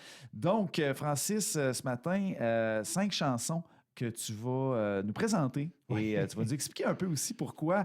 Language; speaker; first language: French; native; French